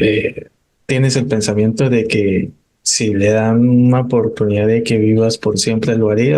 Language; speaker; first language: Spanish; native; Spanish